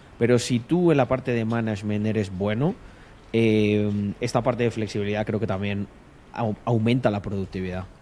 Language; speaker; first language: Spanish; native; Spanish